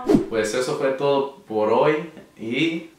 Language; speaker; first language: Spanish; early bilingual, heritage; Spanish